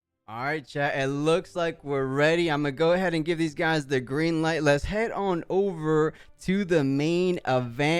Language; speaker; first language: English; native; English